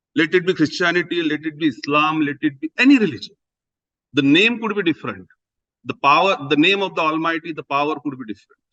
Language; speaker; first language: English; non-native, local second language; Marathi